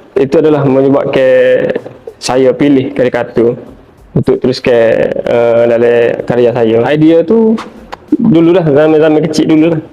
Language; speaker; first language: Malay; native; Malay